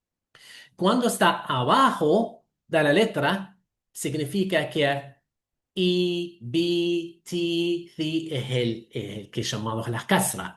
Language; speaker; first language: Spanish; non-native, fluent; Arabic